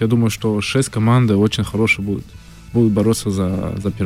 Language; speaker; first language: Russian; early bilingual, heritage; French